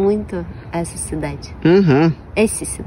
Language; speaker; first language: Portuguese; non-native, learner; Russian